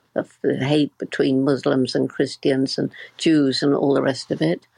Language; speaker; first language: English; native; English